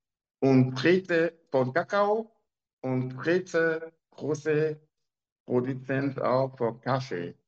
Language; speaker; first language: German; non-native, learner; French